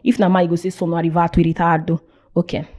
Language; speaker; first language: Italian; non-native, fluent; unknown